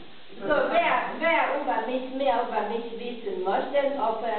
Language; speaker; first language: German; non-native, fluent; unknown